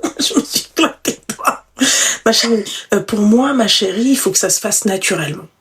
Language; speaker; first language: French; native; French